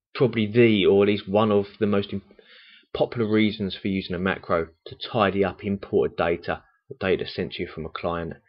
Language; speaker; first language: English; native; English